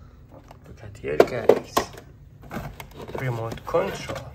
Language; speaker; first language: English; non-native, learner; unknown